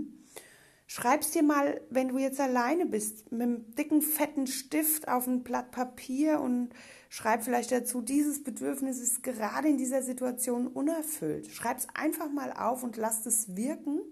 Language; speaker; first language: German; native; German